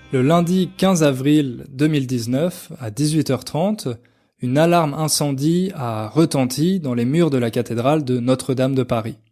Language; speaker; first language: French; native; French